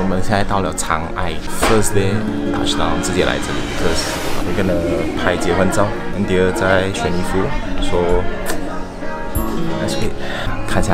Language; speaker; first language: Chinese; early bilingual, heritage; Chinese